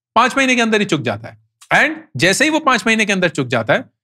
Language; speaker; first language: Hindi; native; Hindi